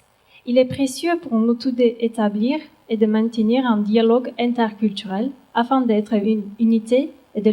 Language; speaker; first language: French; non-native, learner; Turkish